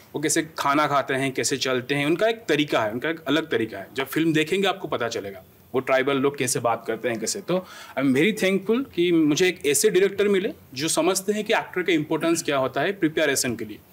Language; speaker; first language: Hindi; non-native, local second language; Odia